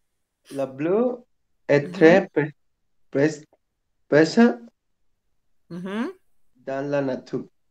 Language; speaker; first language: French; non-native, learner; Spanish